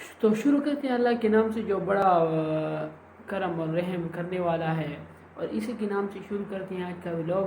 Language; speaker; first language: Urdu; non-native, local second language; Pashto